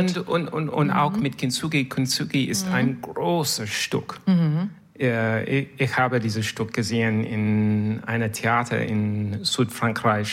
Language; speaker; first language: German; non-native, learner; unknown